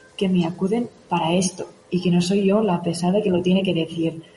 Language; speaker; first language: Spanish; native; Spanish